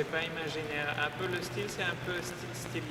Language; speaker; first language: French; non-native, fluent; Spanish